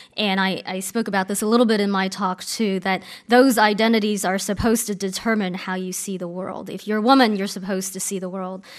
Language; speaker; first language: English; native; English